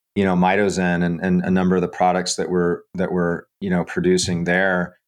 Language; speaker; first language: English; native; English